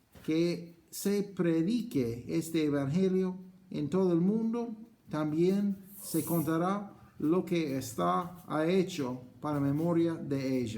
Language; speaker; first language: Spanish; non-native, fluent; English